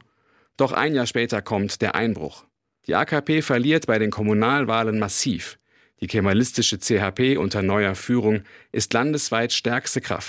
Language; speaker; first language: German; native; German